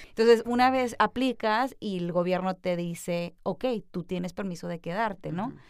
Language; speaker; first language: Spanish; native; Spanish